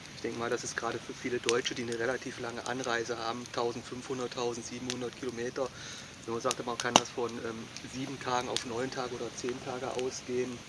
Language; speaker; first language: German; native; German